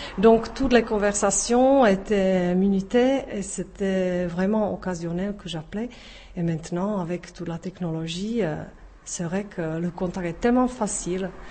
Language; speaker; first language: French; non-native, fluent; Czech